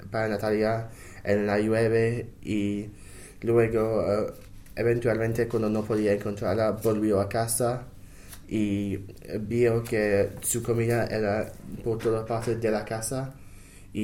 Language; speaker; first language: Spanish; non-native, learner; English